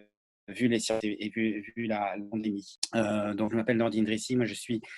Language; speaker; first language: French; native; French